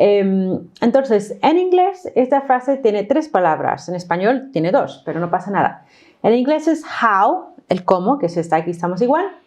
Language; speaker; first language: Spanish; non-native, fluent; English